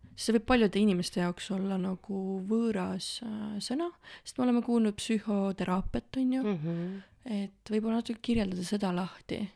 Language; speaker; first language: Estonian; native; Estonian